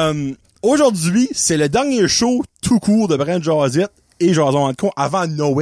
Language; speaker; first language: French; native; French